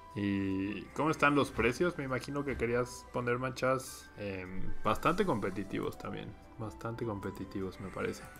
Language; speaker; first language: Spanish; native; Spanish